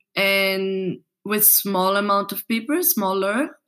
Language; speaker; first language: English; non-native, fluent; Portuguese